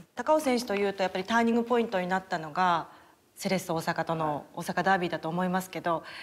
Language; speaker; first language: Japanese; native; Japanese